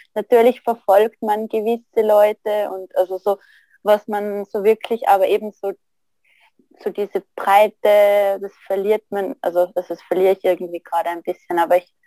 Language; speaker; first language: German; native; German